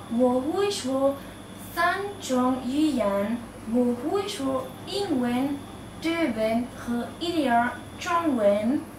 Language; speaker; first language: Chinese; non-native, learner; German